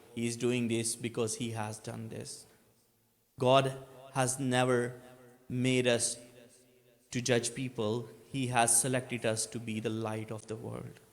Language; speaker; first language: English; non-native, local second language; Urdu